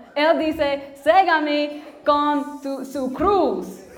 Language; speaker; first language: Spanish; non-native, learner; English